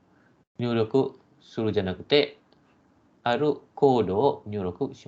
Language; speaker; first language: Japanese; non-native, fluent; Malay